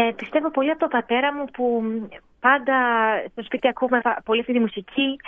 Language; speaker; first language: Greek; early bilingual, heritage; Greek